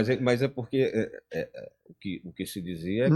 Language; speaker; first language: Portuguese; native; Portuguese